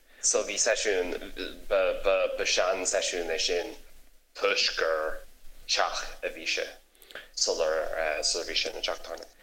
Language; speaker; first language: Irish; non-native, local second language; English